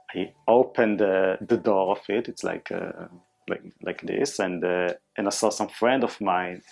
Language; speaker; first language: English; non-native, fluent; Hebrew